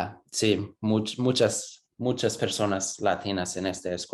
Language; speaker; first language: Spanish; non-native, fluent; English